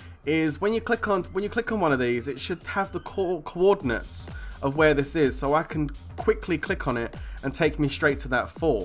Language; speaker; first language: English; native; English